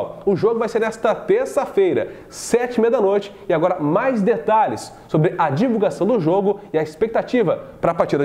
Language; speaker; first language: Portuguese; native; Portuguese